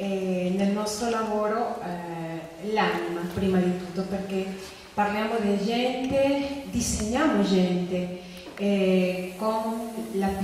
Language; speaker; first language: Italian; non-native, fluent; Spanish